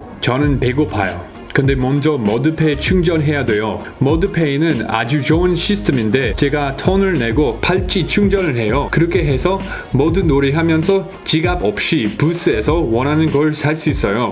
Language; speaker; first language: Korean; non-native, fluent; English